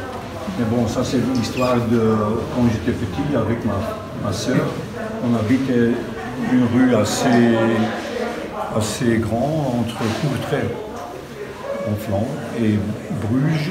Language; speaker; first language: French; non-native, local second language; Dutch